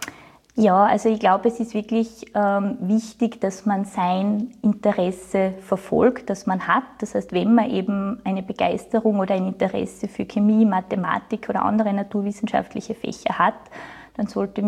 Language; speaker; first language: German; native; German